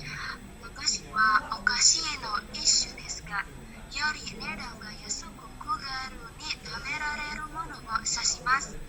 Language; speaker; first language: Japanese; non-native, learner; Indonesian